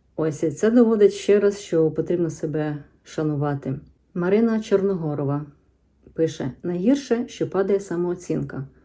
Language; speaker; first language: Ukrainian; native; Ukrainian